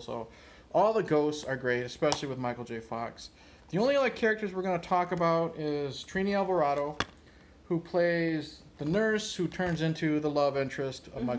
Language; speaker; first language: English; native; English